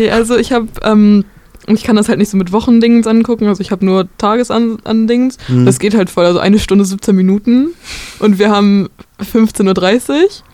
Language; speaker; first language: German; native; German